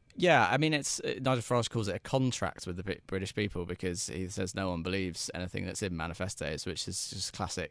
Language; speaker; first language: English; native; English